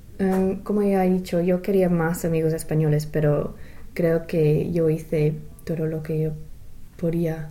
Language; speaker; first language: Spanish; non-native, fluent; English